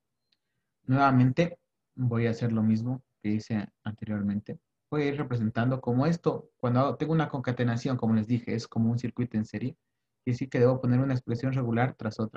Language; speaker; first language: Spanish; native; Spanish